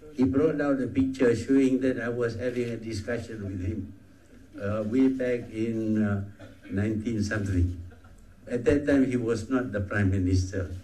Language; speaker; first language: English; non-native, local second language; Malay